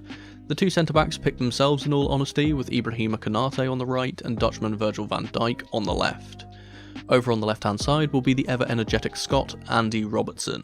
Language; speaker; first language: English; native; English